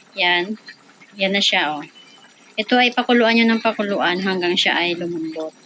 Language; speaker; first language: Filipino; native; Filipino